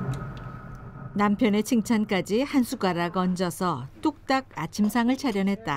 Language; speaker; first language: Korean; native; Korean